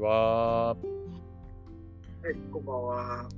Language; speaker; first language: Japanese; non-native, fluent; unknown